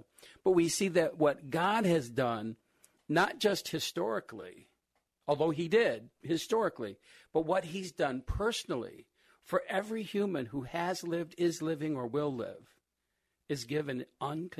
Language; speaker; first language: English; native; English